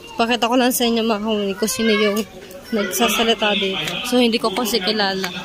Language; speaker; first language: Filipino; native; Filipino